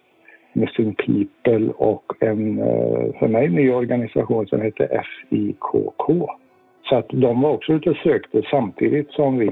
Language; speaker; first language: Swedish; native; Swedish